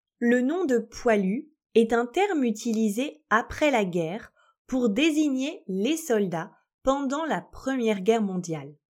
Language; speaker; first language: French; native; French